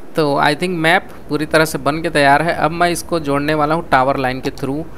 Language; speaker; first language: Hindi; native; Hindi